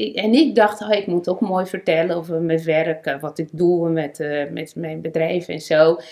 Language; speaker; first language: Dutch; non-native, fluent; Portuguese